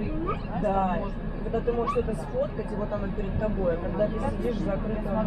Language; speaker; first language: Russian; native; Russian